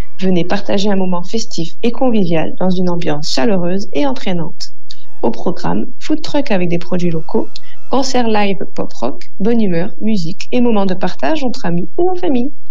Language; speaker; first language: French; native; French